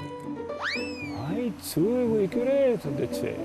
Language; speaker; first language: Korean; non-native, fluent; French